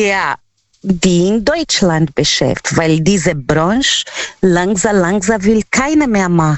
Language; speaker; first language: German; non-native, fluent; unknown